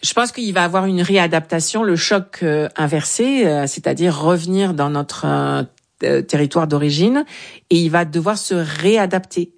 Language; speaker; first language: French; native; French